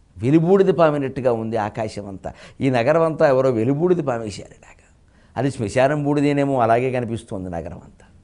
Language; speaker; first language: Telugu; native; Telugu